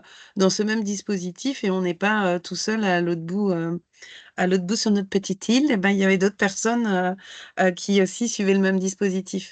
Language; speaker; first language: French; native; French